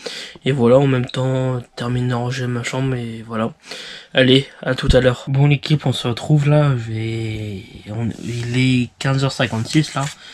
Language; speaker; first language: French; native; French